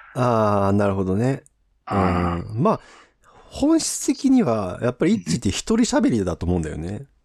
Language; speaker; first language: Japanese; native; Japanese